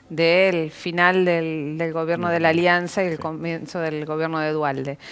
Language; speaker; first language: Spanish; native; Spanish